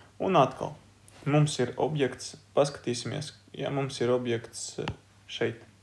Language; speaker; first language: Latvian; non-native, local second language; Russian